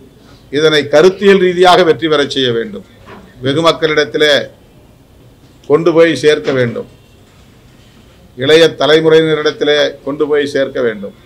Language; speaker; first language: Tamil; native; Tamil